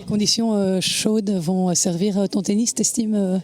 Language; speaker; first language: French; native; French